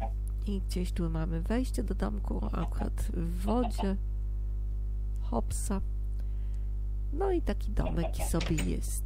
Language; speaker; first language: Polish; native; Polish